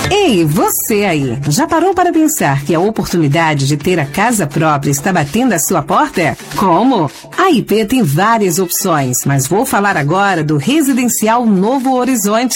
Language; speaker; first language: Portuguese; native; Portuguese